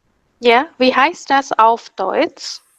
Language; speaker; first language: German; non-native, fluent; Indonesian